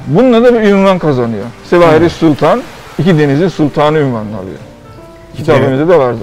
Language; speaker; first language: Turkish; native; Turkish